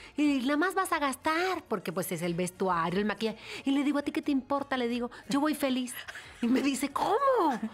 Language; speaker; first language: Spanish; native; Spanish